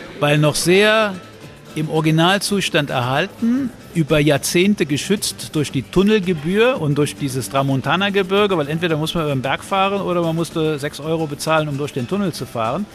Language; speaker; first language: German; native; German